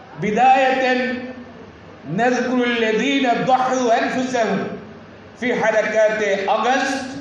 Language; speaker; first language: Arabic; non-native, learner; Bangla